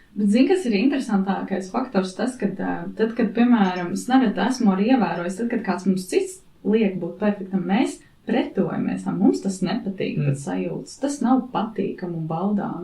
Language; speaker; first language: Latvian; native; Latvian